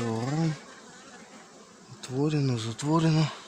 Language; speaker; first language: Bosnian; non-native, learner; Russian